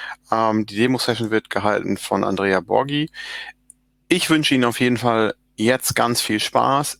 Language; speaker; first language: German; native; German